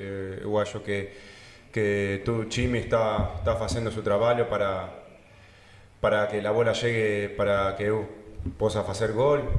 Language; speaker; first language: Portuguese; non-native, learner; Spanish